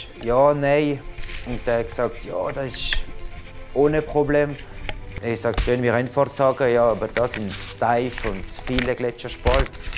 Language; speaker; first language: German; non-native, local second language; French